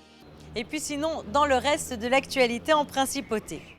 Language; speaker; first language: French; native; French